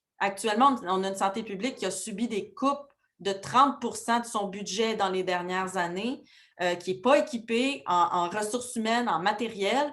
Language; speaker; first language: French; native; French